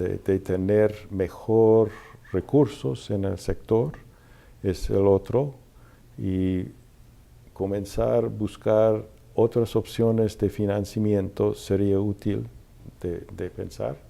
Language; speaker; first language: Spanish; non-native, fluent; English